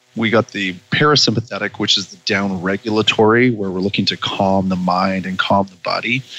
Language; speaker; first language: English; native; English